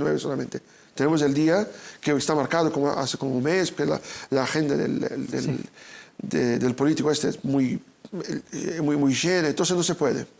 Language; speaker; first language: Spanish; non-native, fluent; Portuguese